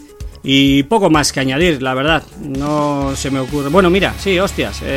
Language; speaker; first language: Spanish; native; Spanish